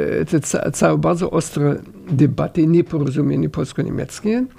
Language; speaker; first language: Polish; non-native, fluent; German